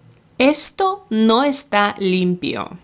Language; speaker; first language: Spanish; non-native, fluent; Russian